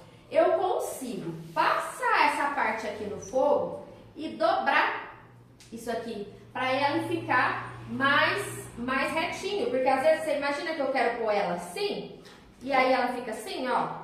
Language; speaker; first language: Portuguese; native; Portuguese